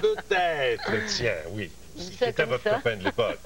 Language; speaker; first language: French; native; French